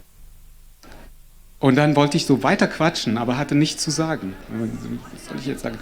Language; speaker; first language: German; non-native, fluent; Arabic